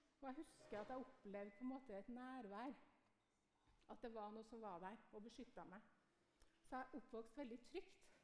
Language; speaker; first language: Norwegian; native; Norwegian